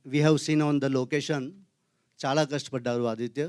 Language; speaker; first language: Telugu; non-native, local second language; Hindi